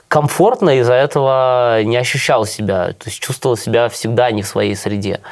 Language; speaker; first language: Russian; native; Russian